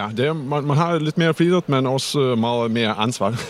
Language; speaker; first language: Danish; non-native, fluent; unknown